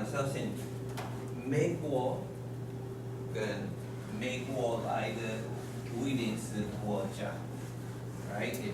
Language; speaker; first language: Chinese; non-native, learner; English